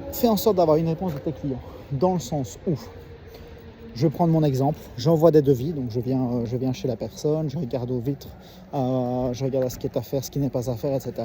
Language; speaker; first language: French; native; French